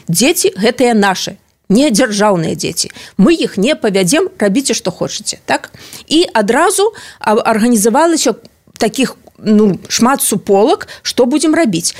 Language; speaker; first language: Belarusian; non-native, local second language; Russian